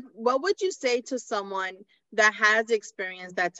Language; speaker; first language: English; native; English